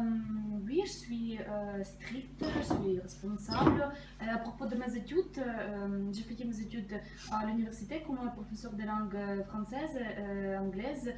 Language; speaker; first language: French; non-native, fluent; Russian